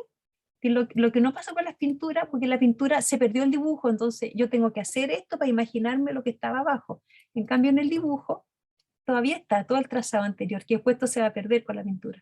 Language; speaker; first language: Spanish; native; Spanish